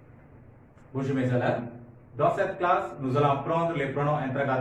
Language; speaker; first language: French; non-native, fluent; Tamil